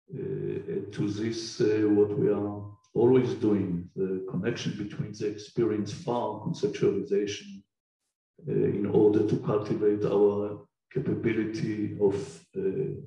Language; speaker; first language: English; non-native, fluent; Hebrew